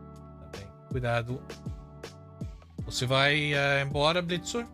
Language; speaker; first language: Portuguese; non-native, fluent; English